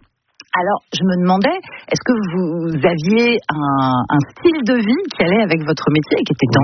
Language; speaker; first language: French; native; French